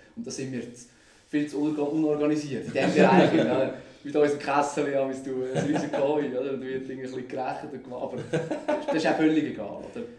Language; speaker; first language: German; native; German